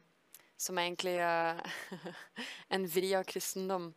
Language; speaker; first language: Norwegian; early bilingual, heritage; French